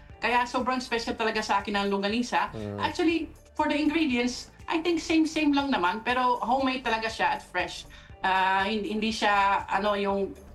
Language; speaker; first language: Filipino; native; Filipino